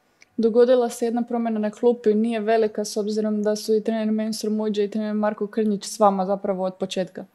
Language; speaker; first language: Serbian; native; Serbian